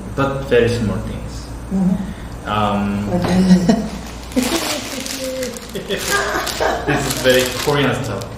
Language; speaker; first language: English; non-native, learner; Korean